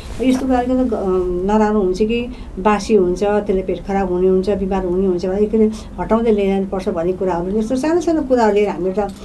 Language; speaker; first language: Nepali; non-native, local second language; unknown